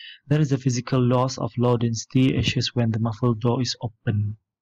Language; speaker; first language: English; non-native, local second language; Malay